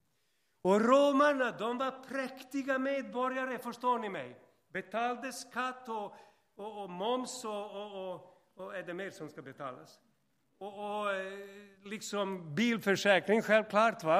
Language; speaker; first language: Swedish; non-native, fluent; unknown